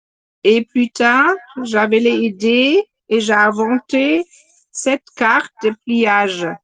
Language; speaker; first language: French; non-native, fluent; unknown